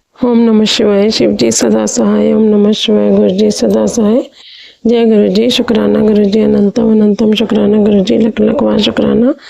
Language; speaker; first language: Hindi; native; Hindi